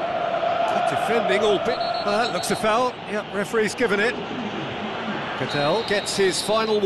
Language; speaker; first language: English; native; English